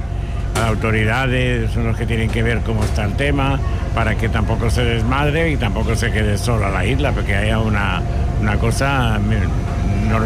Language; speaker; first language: Spanish; native; Spanish